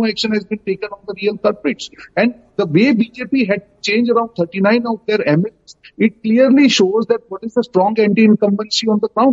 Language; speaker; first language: English; non-native, local second language; Gujarati